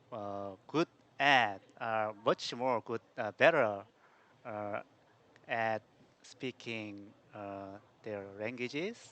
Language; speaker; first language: English; non-native, learner; Korean